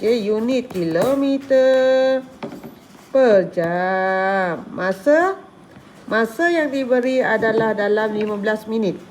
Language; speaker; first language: Malay; native; Malay